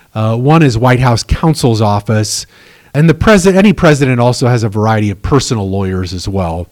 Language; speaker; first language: English; native; English